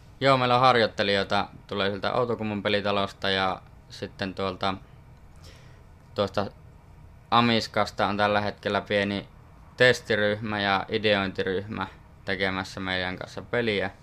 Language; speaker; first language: Finnish; native; Finnish